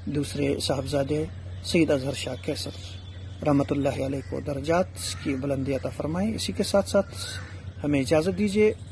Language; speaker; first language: Urdu; native; Urdu